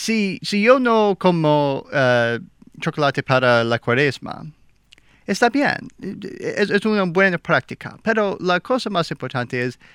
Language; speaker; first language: Spanish; non-native, learner; English